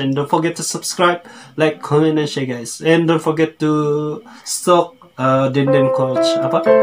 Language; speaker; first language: English; non-native, local second language; Malay